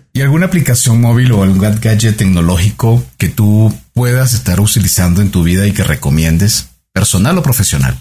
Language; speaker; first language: Spanish; native; Spanish